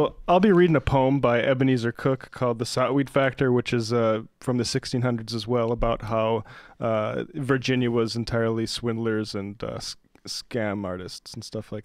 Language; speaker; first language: English; native; English